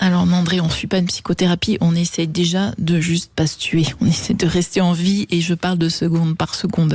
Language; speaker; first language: French; native; French